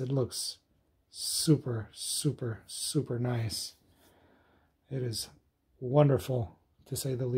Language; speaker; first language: English; native; English